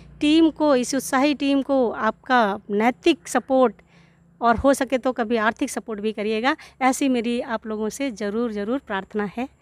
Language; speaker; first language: Hindi; native; Hindi